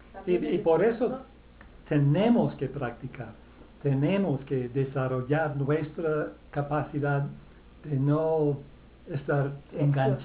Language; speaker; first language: Spanish; non-native, fluent; English